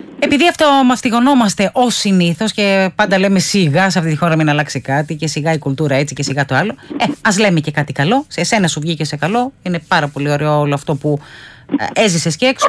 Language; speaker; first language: Greek; native; Greek